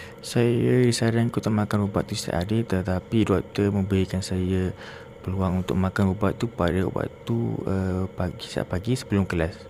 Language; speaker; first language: Malay; native; Malay